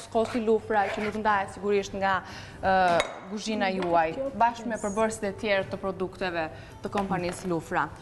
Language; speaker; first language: Albanian; native; Albanian